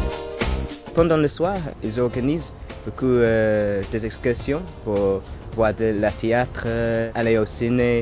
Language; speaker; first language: French; non-native, fluent; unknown